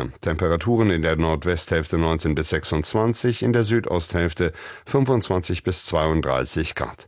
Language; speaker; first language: German; native; German